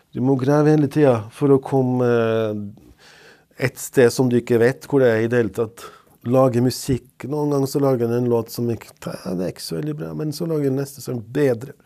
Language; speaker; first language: Norwegian; non-native, fluent; Serbian